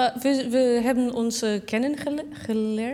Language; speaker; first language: Dutch; non-native, learner; Portuguese